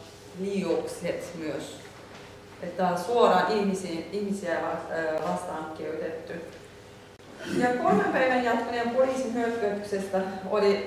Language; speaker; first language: Finnish; non-native, learner; Turkish